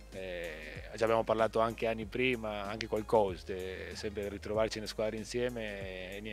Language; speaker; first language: Italian; non-native, fluent; Spanish